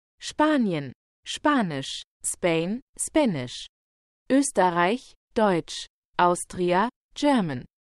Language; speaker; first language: German; non-native, fluent; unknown